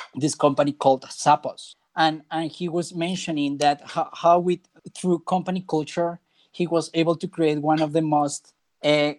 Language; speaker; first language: English; non-native, fluent; Spanish